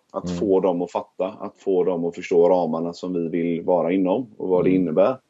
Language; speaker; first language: Swedish; native; Swedish